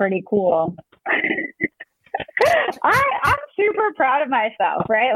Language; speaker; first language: English; native; English